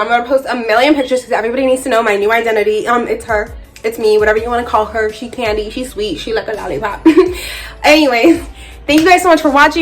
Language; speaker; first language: English; native; English